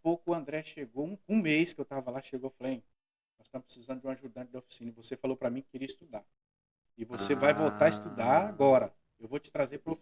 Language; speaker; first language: Portuguese; native; Portuguese